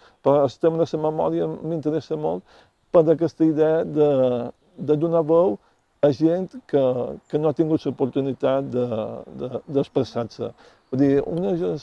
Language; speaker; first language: Catalan; native; Catalan